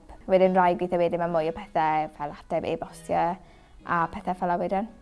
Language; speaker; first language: Welsh; native; Welsh